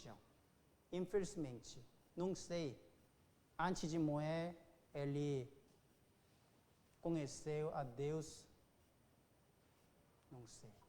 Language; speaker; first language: Portuguese; non-native, fluent; Korean